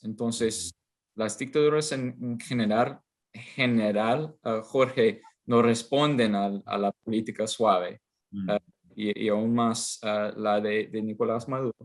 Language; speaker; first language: Spanish; non-native, fluent; English